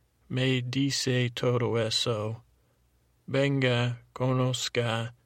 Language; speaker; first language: Spanish; non-native, learner; English